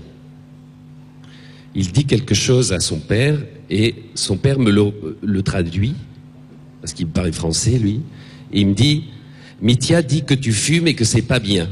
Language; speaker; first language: French; native; French